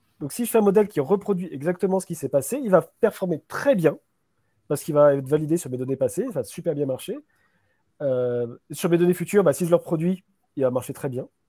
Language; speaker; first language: French; native; French